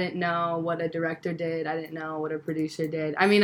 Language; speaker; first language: English; native; English